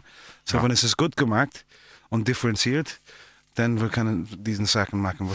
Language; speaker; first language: German; non-native, learner; English